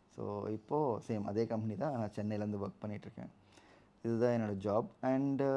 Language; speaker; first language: Tamil; non-native, local second language; Telugu